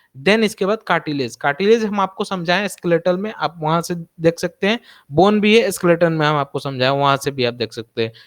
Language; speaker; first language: Hindi; native; Hindi